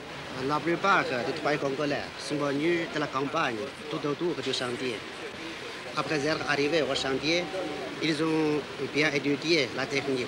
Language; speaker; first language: French; non-native, fluent; Chinese